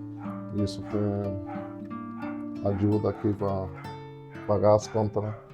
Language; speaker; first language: Portuguese; non-native, fluent; Spanish